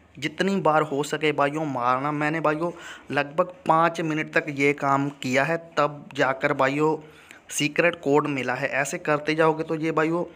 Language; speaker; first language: Hindi; native; Hindi